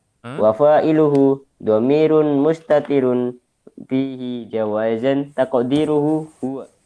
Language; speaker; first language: Arabic; non-native, learner; Indonesian